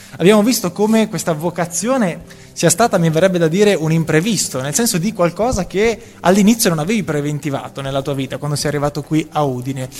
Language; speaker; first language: Italian; native; Italian